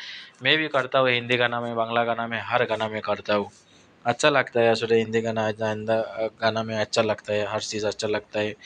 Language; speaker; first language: Hindi; non-native, learner; Bangla